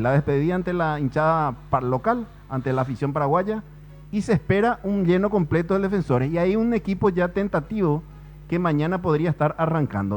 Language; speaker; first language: Spanish; native; Spanish